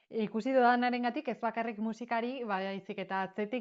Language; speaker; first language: Basque; native; Basque